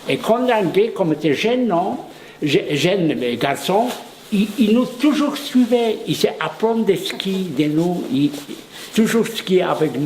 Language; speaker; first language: French; non-native, fluent; Polish